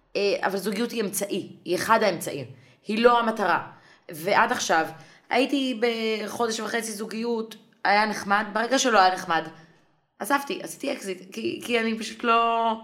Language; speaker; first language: Hebrew; native; Hebrew